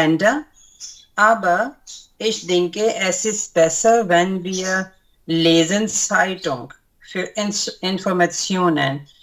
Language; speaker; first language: German; non-native, learner; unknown